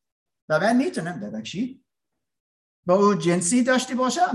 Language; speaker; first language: Persian; non-native, learner; English